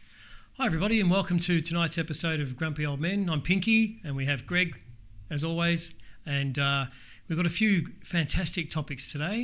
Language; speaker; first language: English; native; English